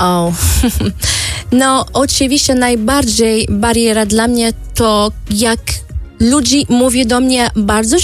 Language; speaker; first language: Polish; non-native, learner; Arabic